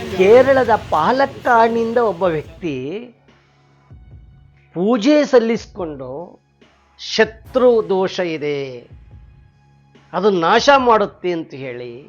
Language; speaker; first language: Kannada; native; Kannada